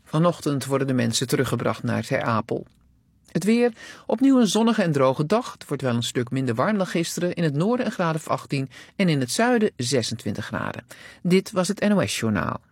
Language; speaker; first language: Dutch; native; Dutch